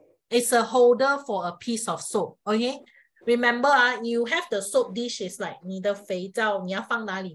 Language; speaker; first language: English; non-native, local second language; Chinese